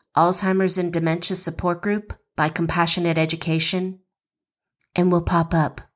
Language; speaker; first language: English; native; English